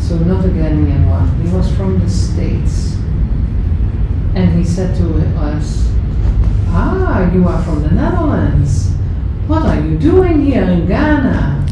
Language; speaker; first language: English; non-native, fluent; Dutch